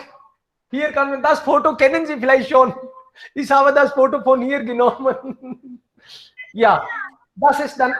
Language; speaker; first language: German; non-native, fluent; Hindi